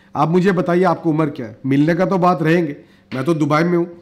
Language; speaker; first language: Hindi; native; Hindi